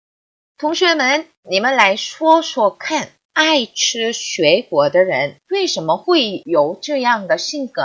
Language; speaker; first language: Chinese; non-native, fluent; Korean